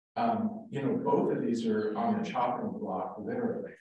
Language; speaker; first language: English; native; English